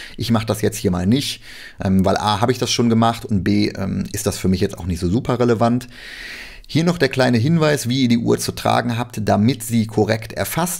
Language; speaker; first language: German; native; German